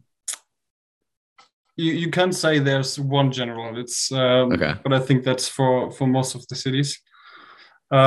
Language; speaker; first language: English; non-native, fluent; German